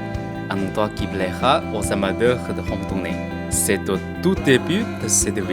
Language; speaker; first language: French; non-native, learner; Chinese